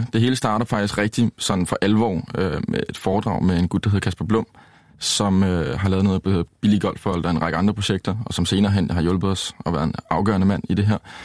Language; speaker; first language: Danish; native; Danish